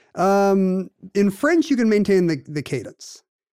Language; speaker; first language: English; native; English